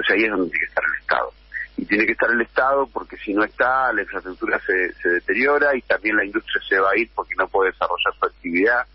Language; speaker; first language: Spanish; native; Spanish